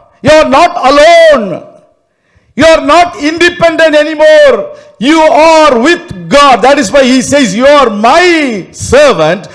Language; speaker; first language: English; non-native, local second language; Tamil